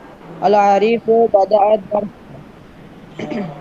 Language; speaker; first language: Arabic; non-native, learner; Urdu